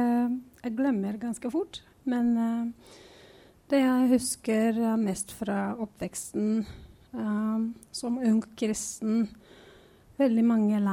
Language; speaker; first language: Norwegian; non-native, fluent; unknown